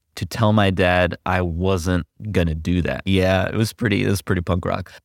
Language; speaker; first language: English; native; English